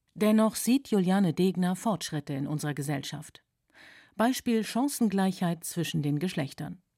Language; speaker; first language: German; native; German